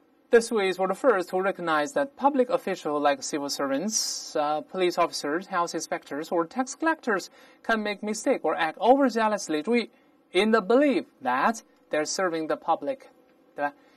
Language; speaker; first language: English; non-native, fluent; Chinese